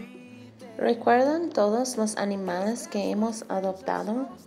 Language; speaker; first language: Spanish; non-native, fluent; English